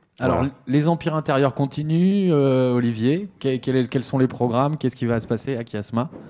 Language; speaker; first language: French; native; French